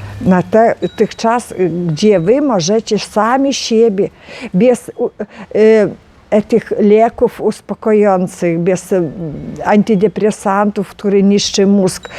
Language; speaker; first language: Polish; non-native, learner; Ukrainian